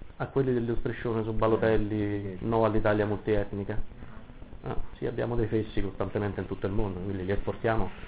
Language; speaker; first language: Italian; native; Italian